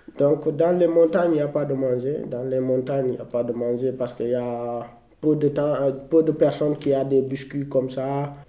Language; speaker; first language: French; non-native, local second language; Fula